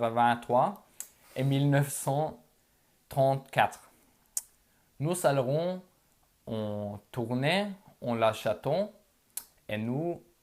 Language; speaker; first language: French; non-native, learner; Norwegian